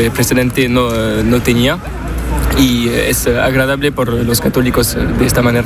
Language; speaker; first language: Spanish; non-native, learner; French